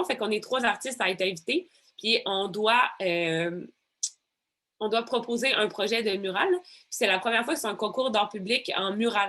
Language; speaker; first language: French; native; French